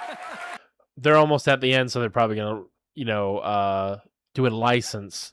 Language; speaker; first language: English; native; English